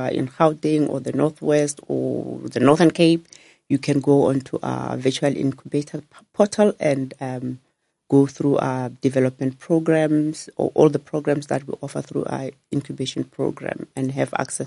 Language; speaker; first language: English; non-native, local second language; Northern Sotho